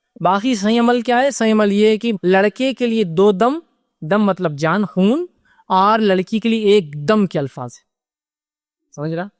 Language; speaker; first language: Urdu; native; Urdu